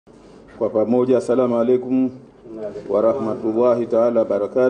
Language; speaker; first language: Swahili; native; Swahili